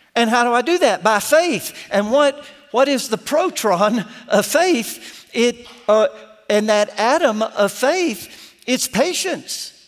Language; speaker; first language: English; native; English